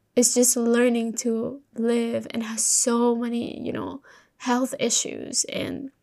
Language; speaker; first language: English; early bilingual, other home language; Spanish